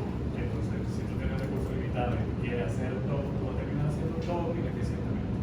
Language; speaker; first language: Spanish; native; Spanish